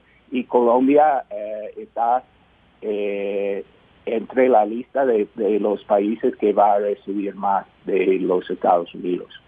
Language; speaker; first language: Spanish; non-native, fluent; English